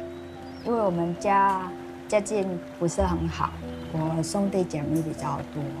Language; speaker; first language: Chinese; non-native, fluent; Vietnamese